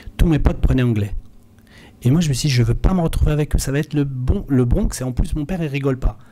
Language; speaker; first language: French; early bilingual, other home language; Arabic